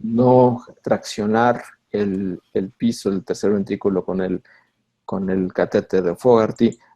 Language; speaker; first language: Spanish; native; Spanish